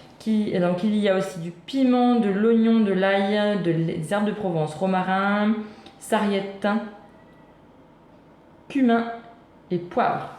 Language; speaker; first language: French; native; French